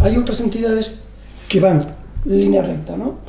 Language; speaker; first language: Spanish; native; Spanish